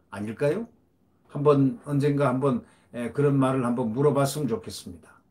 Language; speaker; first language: Korean; native; Korean